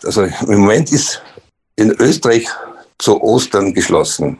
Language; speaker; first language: German; native; German